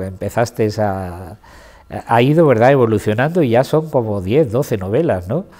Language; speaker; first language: Spanish; native; Spanish